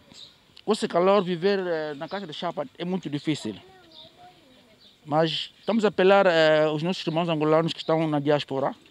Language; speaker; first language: Portuguese; native; Portuguese